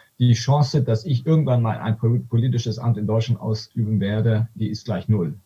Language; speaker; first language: German; native; German